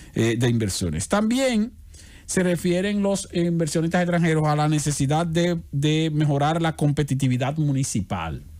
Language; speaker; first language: Spanish; native; Spanish